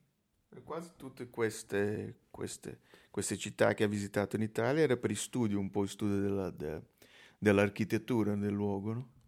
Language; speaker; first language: Italian; non-native, fluent; Portuguese